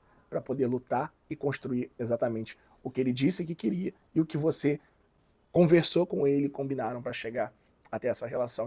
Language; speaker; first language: Portuguese; native; Portuguese